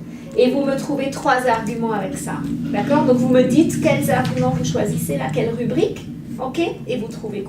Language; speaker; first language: French; native; French